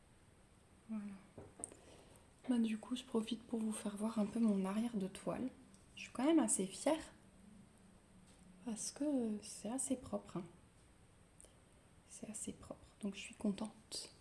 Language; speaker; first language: French; native; French